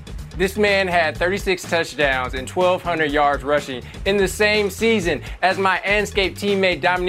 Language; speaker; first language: English; native; English